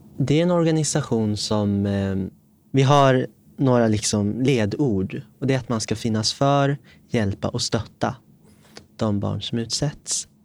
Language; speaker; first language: Swedish; native; Swedish